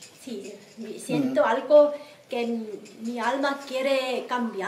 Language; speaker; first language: Spanish; non-native, learner; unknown